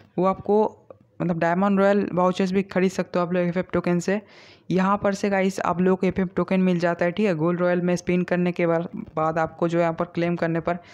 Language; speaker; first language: Hindi; non-native, local second language; Bangla